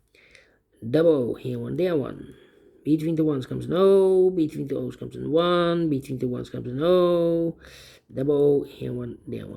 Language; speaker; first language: English; non-native, fluent; Dutch